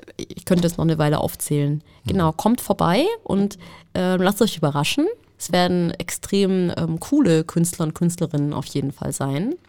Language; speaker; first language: German; native; German